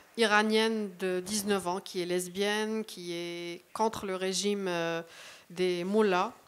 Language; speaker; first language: French; non-native, local second language; Arabic